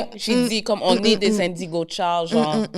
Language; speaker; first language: French; native; French